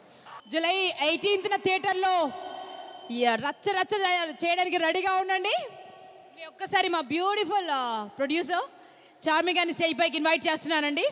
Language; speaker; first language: Telugu; native; Telugu